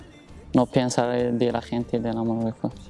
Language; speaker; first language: Spanish; non-native, learner; Arabic